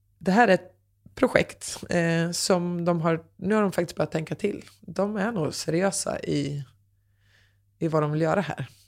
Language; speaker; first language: Swedish; native; Swedish